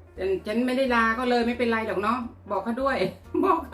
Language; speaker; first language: Thai; non-native, local second language; Northeastern Thai